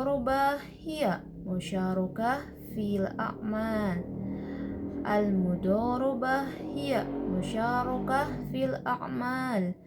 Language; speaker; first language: Arabic; non-native, learner; Indonesian